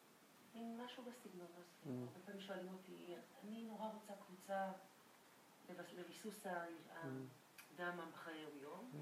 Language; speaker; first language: Hebrew; native; Hebrew